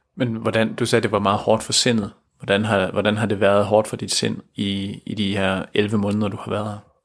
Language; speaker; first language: Danish; native; Danish